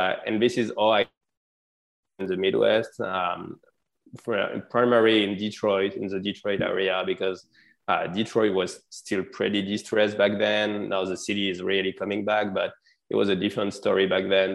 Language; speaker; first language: English; non-native, fluent; French